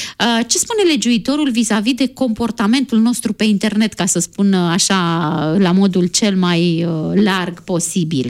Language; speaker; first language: Romanian; native; Romanian